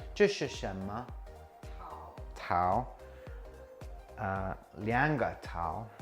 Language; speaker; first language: Chinese; non-native, learner; English